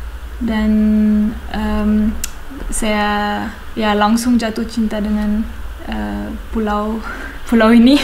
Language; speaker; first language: Indonesian; non-native, fluent; French